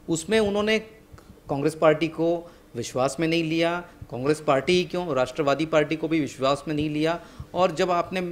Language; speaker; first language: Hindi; non-native, local second language; Marathi